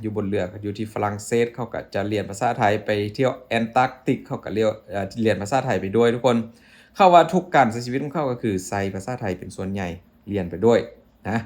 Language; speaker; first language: Thai; non-native, local second language; Northeastern Thai